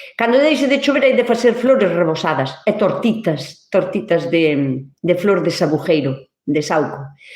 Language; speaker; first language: Galician; native; Galician